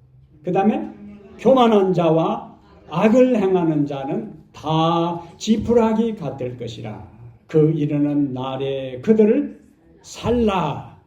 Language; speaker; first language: Korean; native; Korean